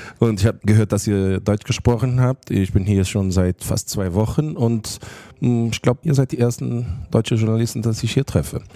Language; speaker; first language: German; non-native, learner; Portuguese